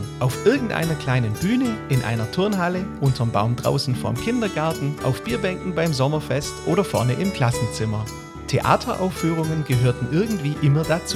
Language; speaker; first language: German; native; German